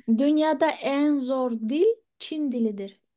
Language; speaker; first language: Turkish; non-native, fluent; Kyrgyz